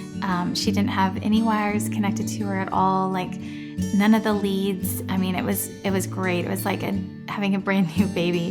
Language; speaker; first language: English; native; English